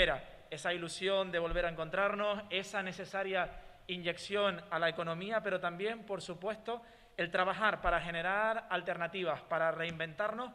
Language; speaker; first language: Spanish; native; Spanish